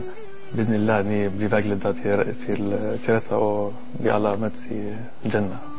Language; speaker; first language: Swedish; non-native, learner; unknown